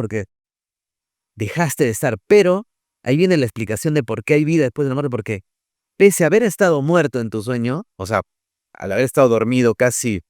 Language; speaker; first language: Spanish; native; Spanish